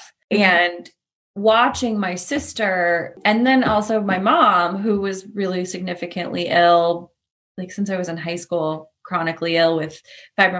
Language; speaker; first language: English; native; English